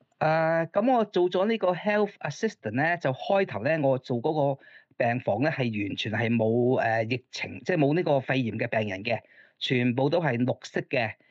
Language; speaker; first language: Cantonese; early bilingual, other home language; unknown